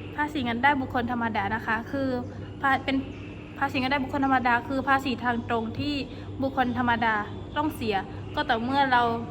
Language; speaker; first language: Thai; non-native, local second language; Pattani Malay